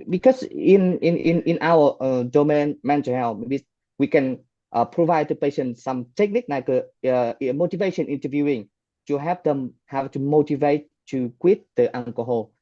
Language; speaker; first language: English; non-native, fluent; Vietnamese